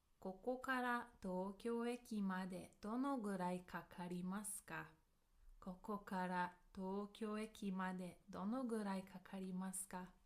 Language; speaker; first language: Japanese; non-native, fluent; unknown